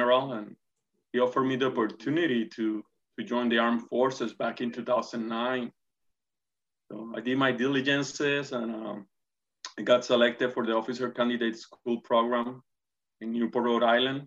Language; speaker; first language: English; non-native, fluent; Spanish